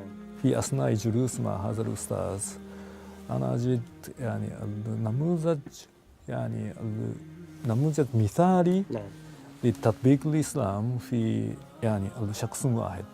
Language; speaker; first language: Arabic; non-native, fluent; Japanese